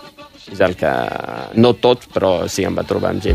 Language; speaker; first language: Catalan; early bilingual, other home language; Riffian